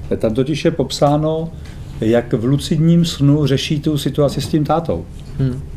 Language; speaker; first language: Czech; native; Czech